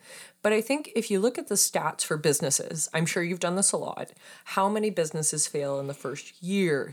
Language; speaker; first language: English; native; English